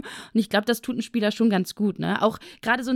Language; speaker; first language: German; native; German